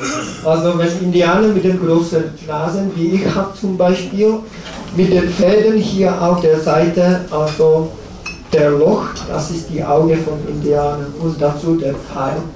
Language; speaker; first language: German; non-native, learner; Czech